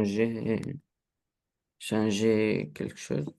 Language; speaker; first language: French; non-native, learner; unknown